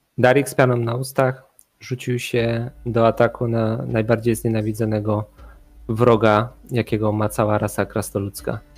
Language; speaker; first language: Polish; native; Polish